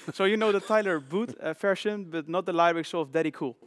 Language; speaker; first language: English; non-native, fluent; Dutch